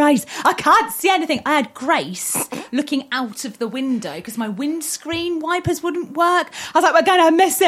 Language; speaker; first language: English; native; English